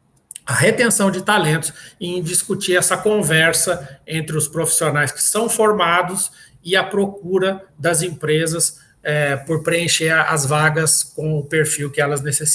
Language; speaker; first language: Portuguese; native; Portuguese